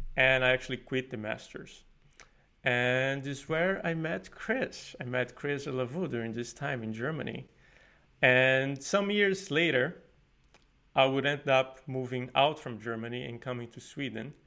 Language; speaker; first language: English; non-native, fluent; Portuguese